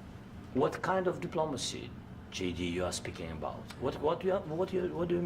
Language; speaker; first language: English; non-native, fluent; Russian